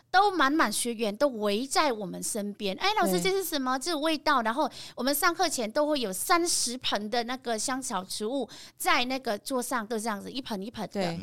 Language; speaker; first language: Chinese; non-native, fluent; Vietnamese